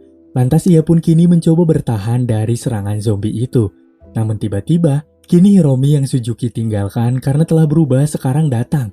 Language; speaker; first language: Indonesian; native; Indonesian